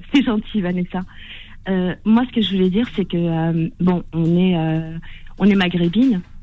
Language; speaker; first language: French; early bilingual, other home language; Arabic